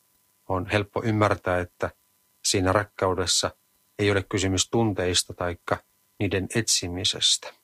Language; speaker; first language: Finnish; native; Finnish